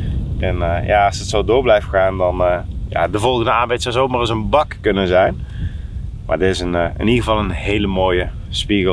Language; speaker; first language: Dutch; native; Dutch